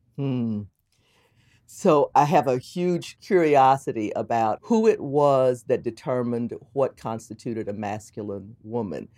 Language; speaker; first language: English; native; English